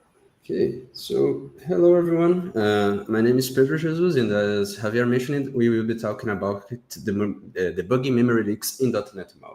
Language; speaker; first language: English; non-native, fluent; Spanish